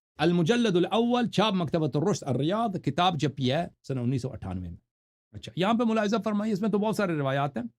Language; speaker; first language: Urdu; non-native, fluent; Persian